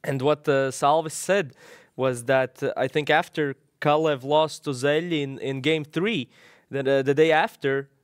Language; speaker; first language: English; non-native, fluent; Latvian